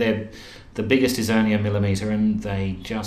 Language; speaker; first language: English; native; English